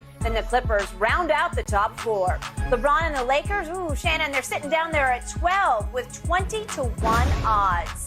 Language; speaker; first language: English; native; English